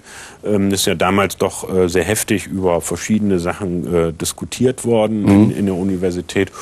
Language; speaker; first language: German; native; German